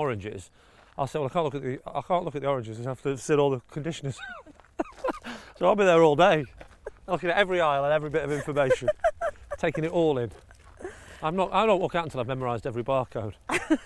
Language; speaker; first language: English; native; English